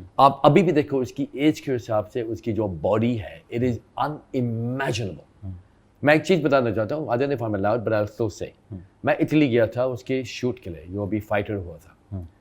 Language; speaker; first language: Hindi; early bilingual, heritage; Hindi